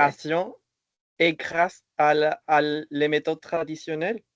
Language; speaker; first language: French; non-native, fluent; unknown